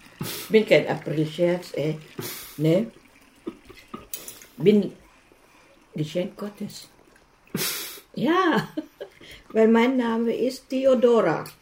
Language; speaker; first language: German; non-native, fluent; Filipino